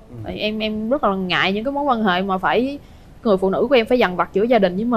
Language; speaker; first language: Vietnamese; native; Vietnamese